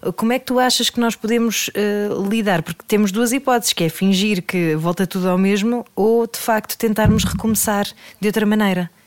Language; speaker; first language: Portuguese; native; Portuguese